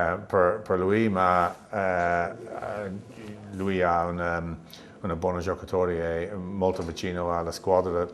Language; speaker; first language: Italian; non-native, learner; English